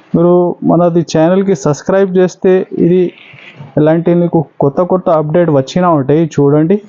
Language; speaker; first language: Telugu; non-native, local second language; Urdu